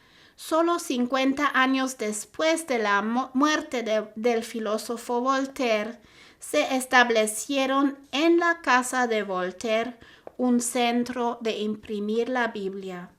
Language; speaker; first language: Spanish; non-native, fluent; German